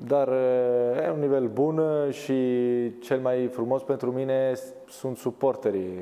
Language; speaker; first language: Romanian; non-native, learner; Italian